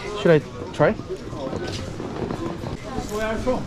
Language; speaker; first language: English; non-native, learner; Korean